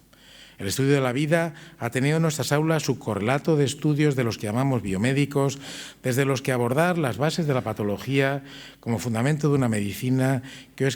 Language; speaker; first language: Spanish; native; Spanish